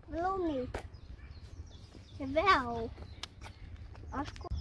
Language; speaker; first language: Dutch; early bilingual, other home language; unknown